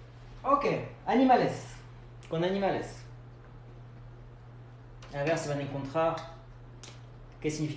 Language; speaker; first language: Spanish; non-native, fluent; French